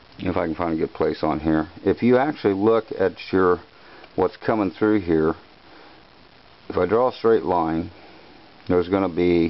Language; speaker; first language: English; native; English